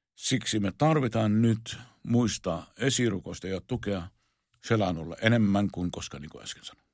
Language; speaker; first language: Finnish; non-native, fluent; Arabic